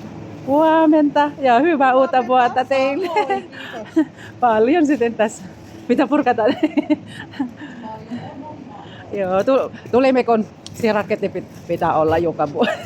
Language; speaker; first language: Finnish; non-native, learner; Filipino